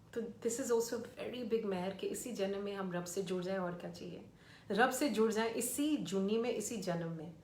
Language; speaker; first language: Hindi; early bilingual, other home language; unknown